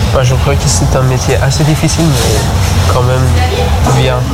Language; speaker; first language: French; non-native, learner; Persian